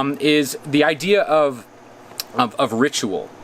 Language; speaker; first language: English; native; English